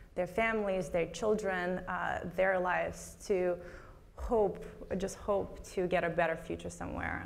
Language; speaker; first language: English; non-native, fluent; Russian